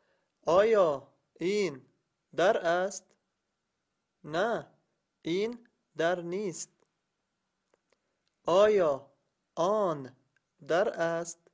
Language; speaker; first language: Persian; non-native, learner; Arabic